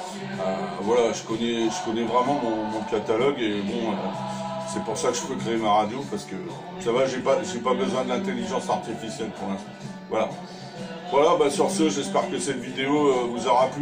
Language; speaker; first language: French; native; French